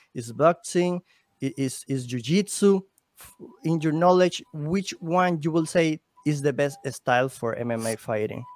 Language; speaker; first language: English; non-native, learner; Spanish